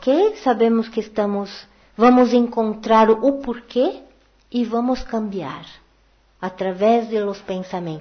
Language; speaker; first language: Portuguese; non-native, learner; Spanish